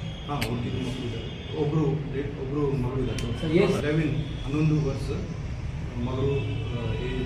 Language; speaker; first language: Kannada; non-native, learner; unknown